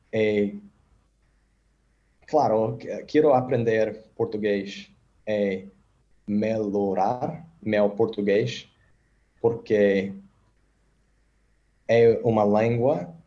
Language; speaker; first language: Portuguese; non-native, learner; English